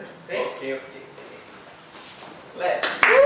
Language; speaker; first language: English; non-native, learner; Indonesian